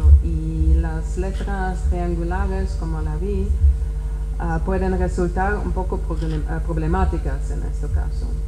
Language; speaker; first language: Spanish; non-native, fluent; Czech